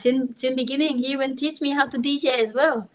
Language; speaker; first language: English; non-native, learner; Thai